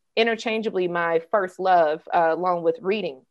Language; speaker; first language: English; native; English